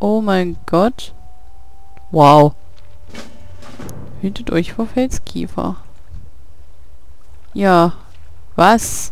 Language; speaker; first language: German; native; German